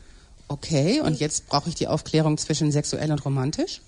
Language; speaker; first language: German; native; German